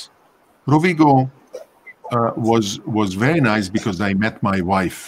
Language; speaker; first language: English; non-native, fluent; Hungarian